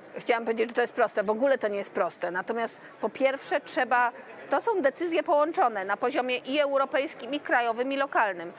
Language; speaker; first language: Polish; native; Polish